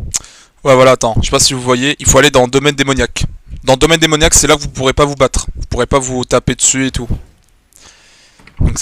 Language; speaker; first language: French; native; French